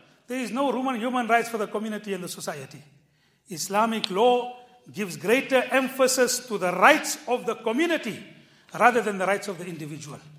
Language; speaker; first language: English; early bilingual, other home language; Urdu